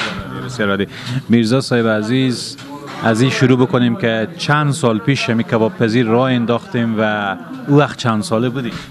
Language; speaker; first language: Persian; native; Persian